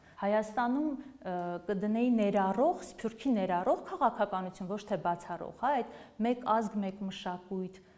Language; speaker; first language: Armenian; native; Armenian